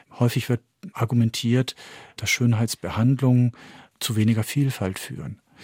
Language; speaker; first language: German; early bilingual, heritage; French